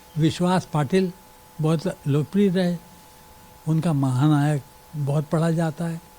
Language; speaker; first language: Hindi; native; Hindi